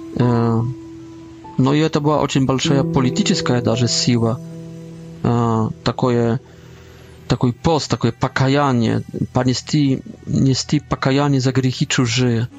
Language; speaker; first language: Polish; non-native, learner; Russian